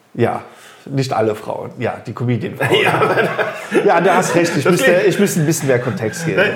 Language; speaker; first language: German; non-native, local second language; Luxembourgish